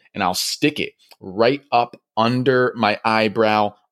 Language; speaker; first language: English; native; English